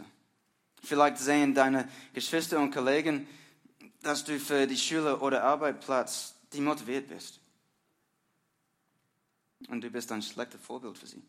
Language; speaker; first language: German; non-native, learner; English